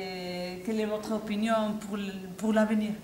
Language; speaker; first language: French; non-native, fluent; Basque